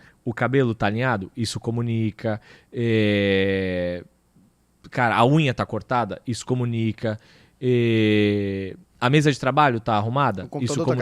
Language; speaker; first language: Portuguese; native; Portuguese